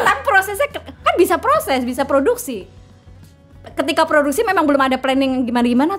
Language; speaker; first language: Indonesian; native; Indonesian